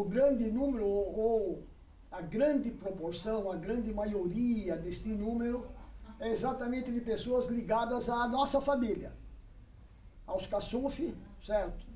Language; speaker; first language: Portuguese; early bilingual, other home language; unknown